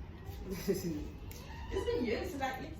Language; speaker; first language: English; non-native, learner; Haitian Creole